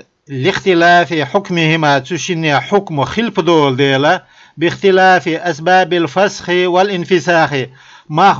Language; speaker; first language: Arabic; non-native, fluent; Chechen